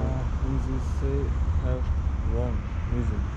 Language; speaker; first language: English; non-native, learner; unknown